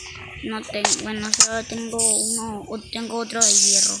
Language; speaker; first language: Spanish; native; Spanish